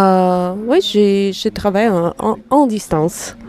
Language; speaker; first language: French; non-native, fluent; Russian